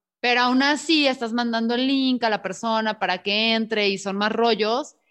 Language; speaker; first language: Spanish; native; Spanish